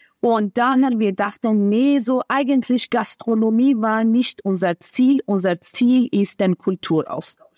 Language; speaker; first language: German; non-native, fluent; Persian